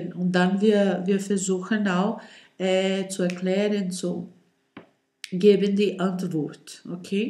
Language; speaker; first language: German; non-native, learner; Portuguese